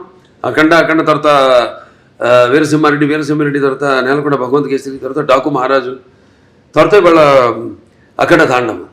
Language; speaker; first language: Telugu; native; Telugu